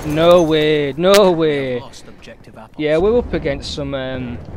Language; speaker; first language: English; native; English